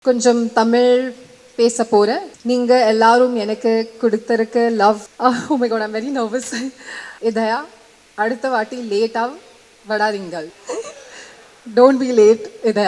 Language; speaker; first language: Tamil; non-native, learner; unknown